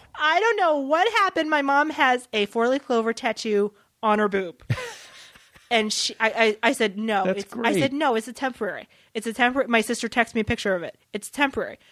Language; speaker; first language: English; early bilingual, other home language; Vietnamese